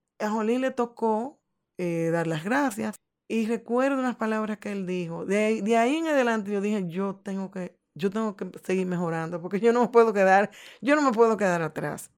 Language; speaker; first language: Spanish; native; Spanish